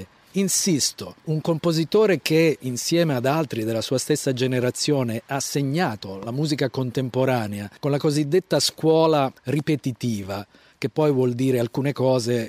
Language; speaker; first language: Italian; native; Italian